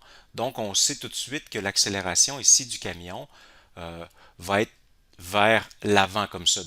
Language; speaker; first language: French; native; French